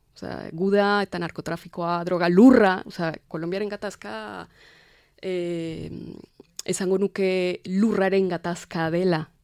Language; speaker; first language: Basque; non-native, fluent; Spanish